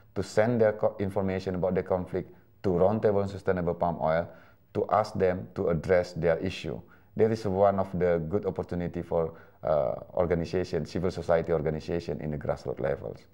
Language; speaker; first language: English; non-native, fluent; Indonesian